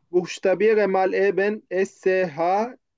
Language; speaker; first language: German; non-native, learner; Turkish